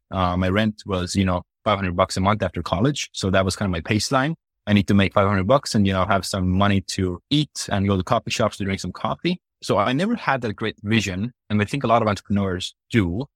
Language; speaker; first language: English; non-native, fluent; Estonian